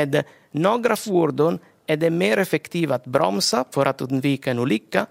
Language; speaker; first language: Swedish; non-native, fluent; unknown